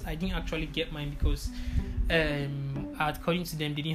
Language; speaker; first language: English; non-native, local second language; Igbo